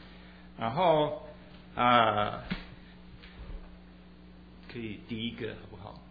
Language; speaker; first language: Chinese; early bilingual, heritage; Chinese